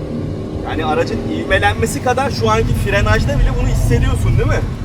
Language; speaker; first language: Turkish; native; Turkish